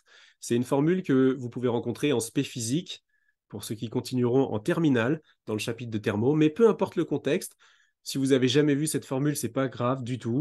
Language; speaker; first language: French; native; French